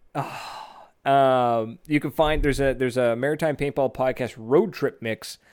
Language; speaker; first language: English; native; English